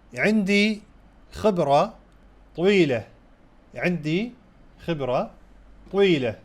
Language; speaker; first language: Arabic; non-native, fluent; Urdu